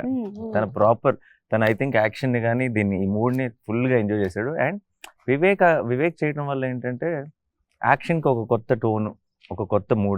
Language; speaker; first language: Telugu; native; Telugu